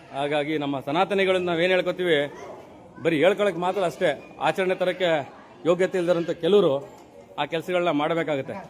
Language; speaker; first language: Kannada; native; Kannada